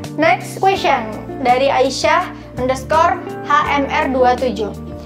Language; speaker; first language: Indonesian; native; Indonesian